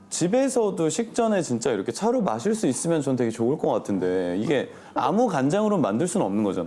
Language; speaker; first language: Korean; native; Korean